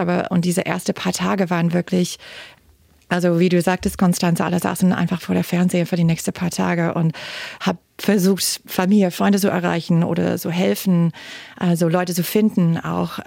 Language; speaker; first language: German; non-native, fluent; English